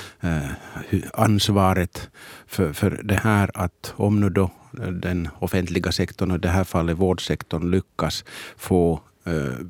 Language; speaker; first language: Swedish; native; Swedish